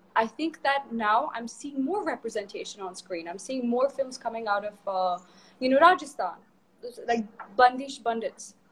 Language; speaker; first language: English; non-native, local second language; Hindi